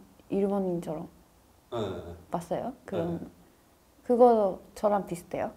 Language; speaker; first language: Korean; non-native, fluent; Japanese